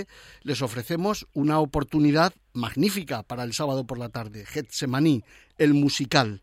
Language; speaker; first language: Spanish; native; Spanish